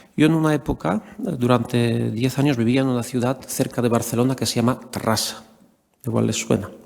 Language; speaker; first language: Spanish; non-native, fluent; Polish